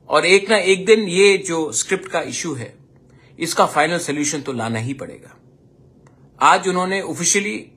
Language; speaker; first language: Hindi; non-native, local second language; Kok Borok